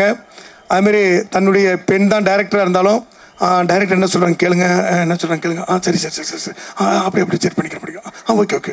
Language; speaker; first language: Tamil; native; Tamil